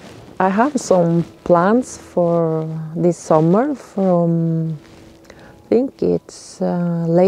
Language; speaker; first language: English; non-native, learner; Norwegian